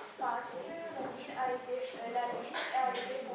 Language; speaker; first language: French; non-native, learner; Ukrainian